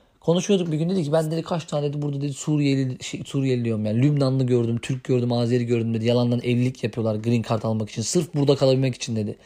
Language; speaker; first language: Turkish; native; Turkish